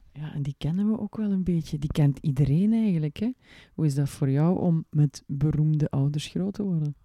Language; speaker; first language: Dutch; native; Dutch